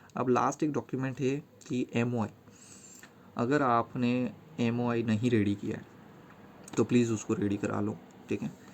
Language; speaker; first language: Hindi; native; Hindi